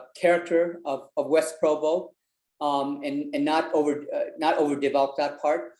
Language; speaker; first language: English; early bilingual, other home language; Vietnamese